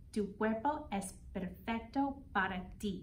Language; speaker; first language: Spanish; non-native, fluent; English